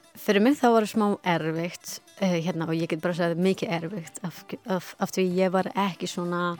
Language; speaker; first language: Icelandic; non-native, learner; Persian